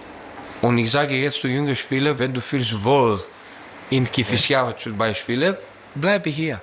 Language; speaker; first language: German; non-native, learner; Greek